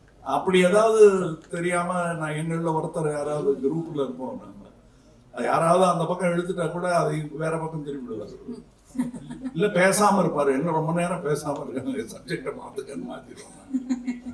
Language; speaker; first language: Tamil; native; Tamil